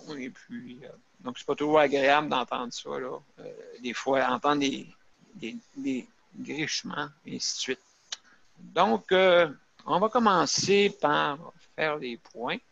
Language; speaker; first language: French; native; French